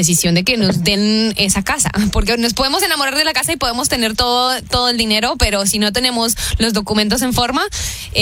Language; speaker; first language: Spanish; early bilingual, heritage; Spanish